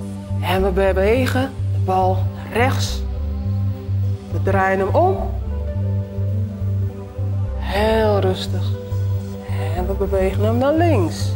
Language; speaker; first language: Dutch; native; Dutch